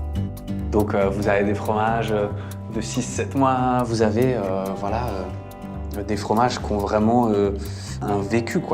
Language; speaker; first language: French; native; French